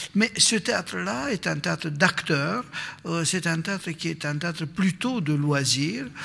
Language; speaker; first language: French; non-native, fluent; Romanian